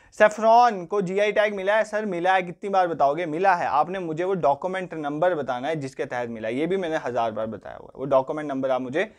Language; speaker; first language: Hindi; non-native, local second language; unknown